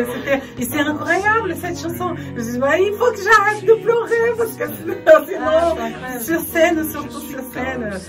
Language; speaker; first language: French; non-native, fluent; Portuguese